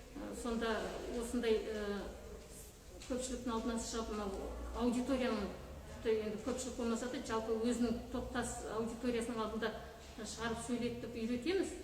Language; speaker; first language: Kazakh; native; Kazakh